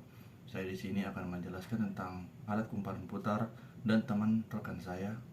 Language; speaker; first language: Indonesian; native; Indonesian